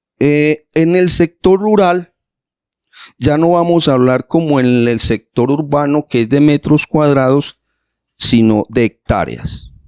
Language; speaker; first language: Spanish; native; Spanish